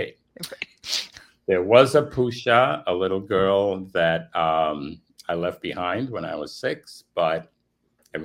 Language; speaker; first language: English; non-native, fluent; Romanian